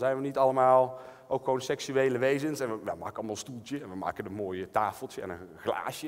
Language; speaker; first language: Dutch; native; Dutch